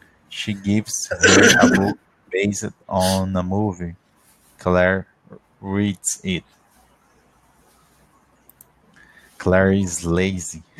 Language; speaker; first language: English; non-native, learner; Portuguese